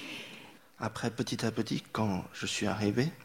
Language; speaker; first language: French; non-native, fluent; Chinese